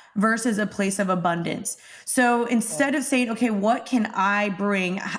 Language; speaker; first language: English; native; English